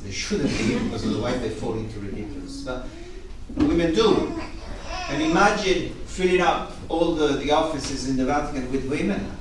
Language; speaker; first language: English; non-native, fluent; Italian